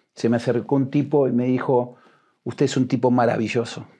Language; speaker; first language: Spanish; native; Spanish